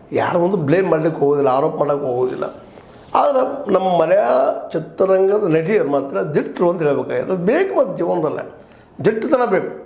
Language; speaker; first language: Kannada; native; Kannada